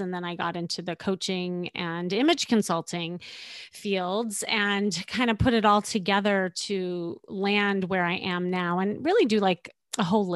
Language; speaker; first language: English; native; English